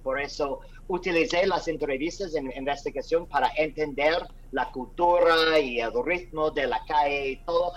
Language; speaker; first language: Spanish; non-native, learner; English